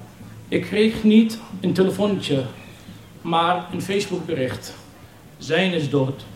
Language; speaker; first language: Dutch; non-native, fluent; Arabic